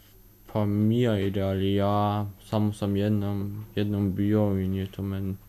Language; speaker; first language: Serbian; early bilingual, heritage; Serbian